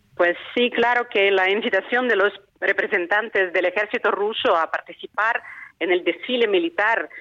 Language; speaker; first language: Spanish; non-native, fluent; Ukrainian